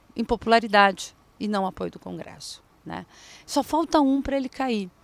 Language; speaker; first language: Portuguese; native; Portuguese